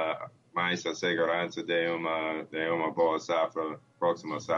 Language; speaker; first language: Portuguese; non-native, learner; English